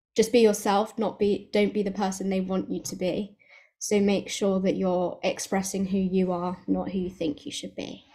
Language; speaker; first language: English; native; English